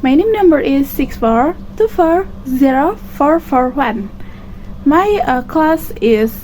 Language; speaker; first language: English; non-native, learner; Indonesian